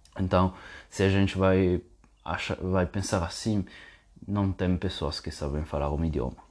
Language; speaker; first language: Portuguese; non-native, fluent; Italian